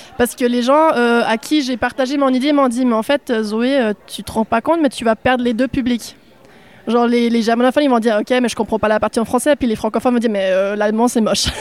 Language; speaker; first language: French; non-native, local second language; Swiss German